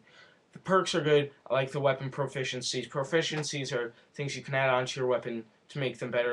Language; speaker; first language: English; native; English